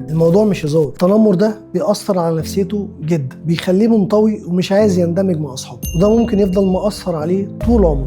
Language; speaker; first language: Arabic; native; Arabic